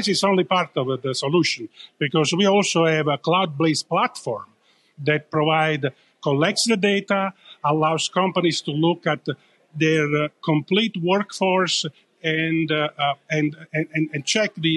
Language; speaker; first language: English; non-native, fluent; Italian